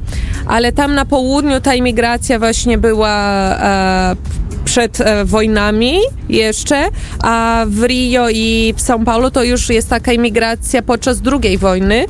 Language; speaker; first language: Polish; early bilingual, heritage; Portuguese